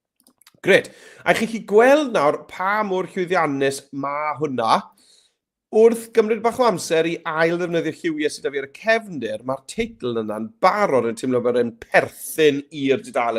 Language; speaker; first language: Welsh; native; Welsh